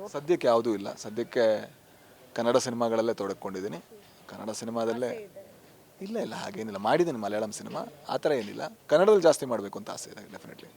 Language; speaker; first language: Kannada; non-native, local second language; Tulu